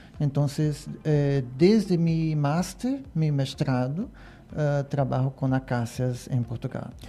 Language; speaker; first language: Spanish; non-native, learner; Portuguese